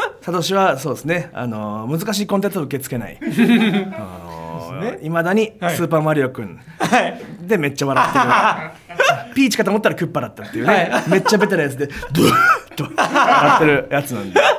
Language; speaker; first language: Japanese; native; Japanese